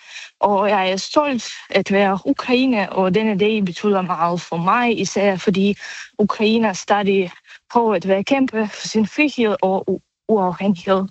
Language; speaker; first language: Danish; non-native, learner; Ukrainian